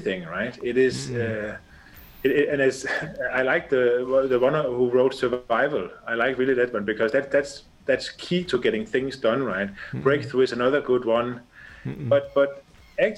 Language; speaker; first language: English; non-native, fluent; Danish